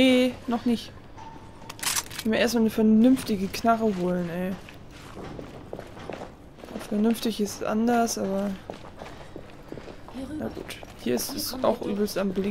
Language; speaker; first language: German; native; German